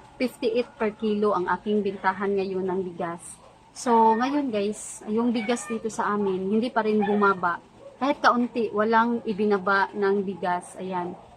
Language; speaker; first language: Filipino; non-native, local second language; Cebuano